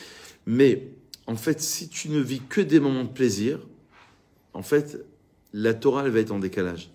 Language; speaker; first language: French; native; French